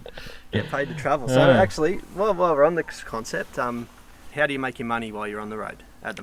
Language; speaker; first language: English; native; English